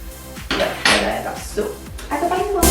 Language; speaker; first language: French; early bilingual, other home language; Spanish